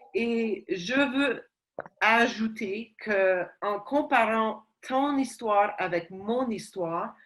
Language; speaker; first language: French; non-native, fluent; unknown